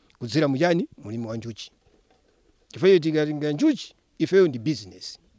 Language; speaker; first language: Nyanja; native; Nyanja